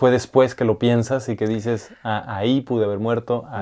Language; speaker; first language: Spanish; native; Spanish